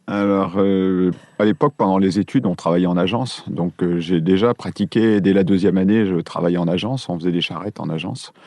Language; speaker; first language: French; native; French